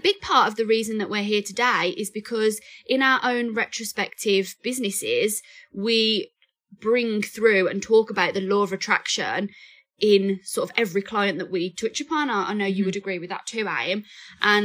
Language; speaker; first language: English; native; English